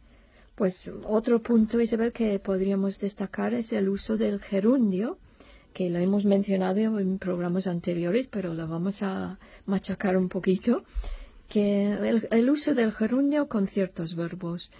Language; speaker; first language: Spanish; non-native, fluent; English